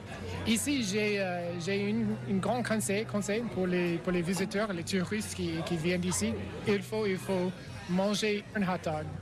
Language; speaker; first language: French; non-native, learner; English